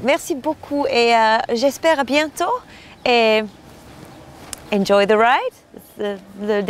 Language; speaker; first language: French; non-native, learner; German